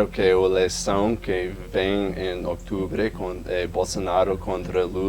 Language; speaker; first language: Portuguese; non-native, fluent; English